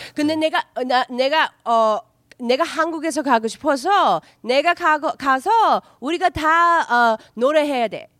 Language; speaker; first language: Korean; early bilingual, heritage; Korean